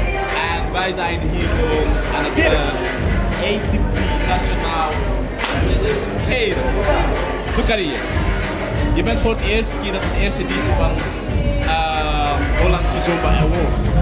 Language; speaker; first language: Dutch; non-native, fluent; Portuguese